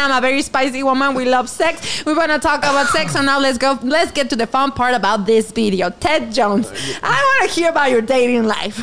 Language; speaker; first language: English; non-native, fluent; Spanish